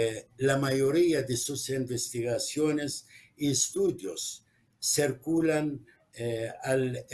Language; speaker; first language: Spanish; non-native, fluent; Arabic